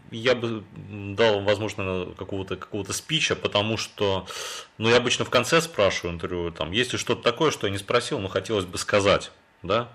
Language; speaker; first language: Russian; native; Russian